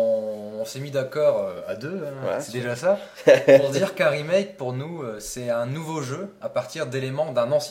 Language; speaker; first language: French; native; French